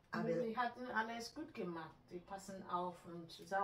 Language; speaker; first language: German; non-native, learner; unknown